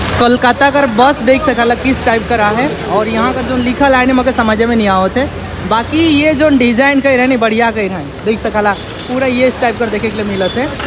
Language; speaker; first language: Hindi; non-native, local second language; Sadri